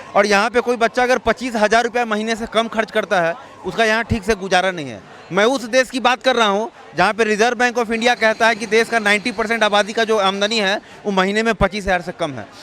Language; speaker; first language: Hindi; native; Hindi